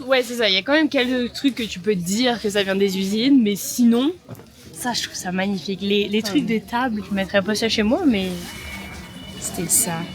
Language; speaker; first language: French; native; French